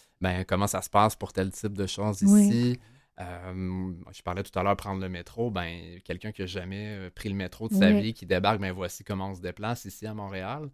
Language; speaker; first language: French; native; French